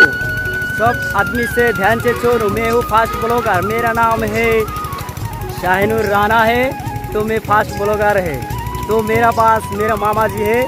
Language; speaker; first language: Hindi; non-native, learner; Bangla